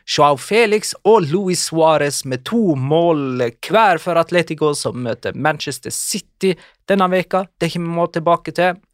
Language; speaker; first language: Norwegian; native; Norwegian